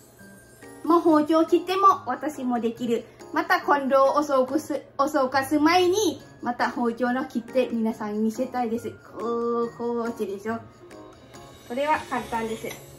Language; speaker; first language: Japanese; non-native, learner; Lao